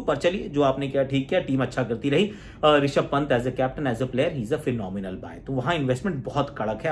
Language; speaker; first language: Hindi; native; Hindi